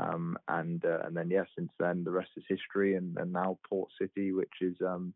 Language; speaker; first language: English; native; English